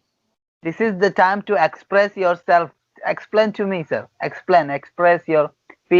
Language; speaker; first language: English; non-native, fluent; Gujarati